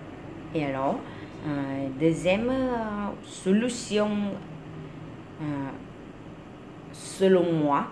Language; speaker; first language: French; non-native, learner; Vietnamese